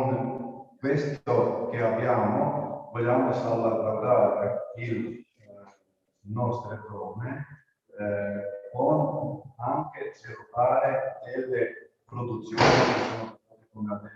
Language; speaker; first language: Italian; non-native, local second language; Croatian